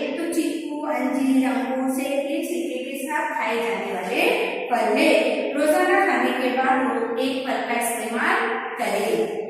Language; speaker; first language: Urdu; native; Urdu